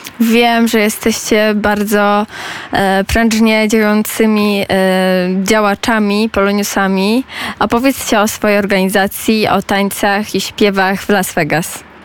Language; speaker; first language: Polish; native; Polish